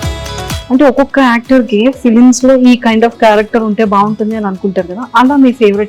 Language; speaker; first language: Telugu; native; Telugu